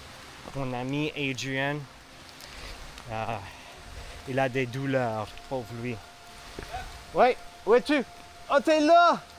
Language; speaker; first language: French; non-native, learner; English